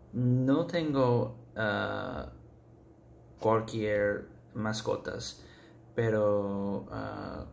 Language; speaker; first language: Spanish; non-native, learner; English